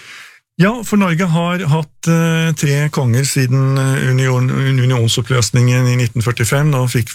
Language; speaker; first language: Norwegian; native; Norwegian